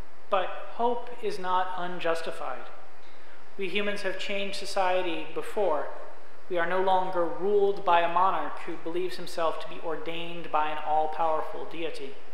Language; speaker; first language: English; native; English